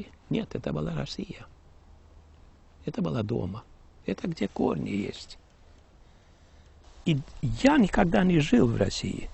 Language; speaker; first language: Russian; early bilingual, heritage; Russian